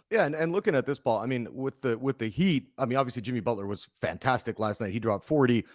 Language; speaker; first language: English; native; English